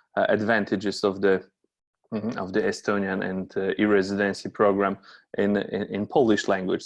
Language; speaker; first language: English; non-native, fluent; Polish